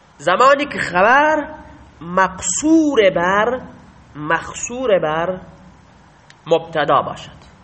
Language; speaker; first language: Persian; non-native, local second language; Baluchi